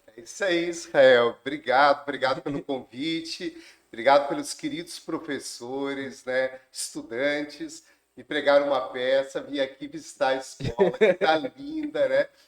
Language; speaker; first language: Portuguese; native; Portuguese